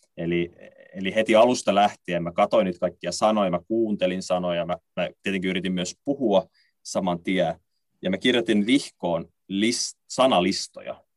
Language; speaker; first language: Finnish; native; Finnish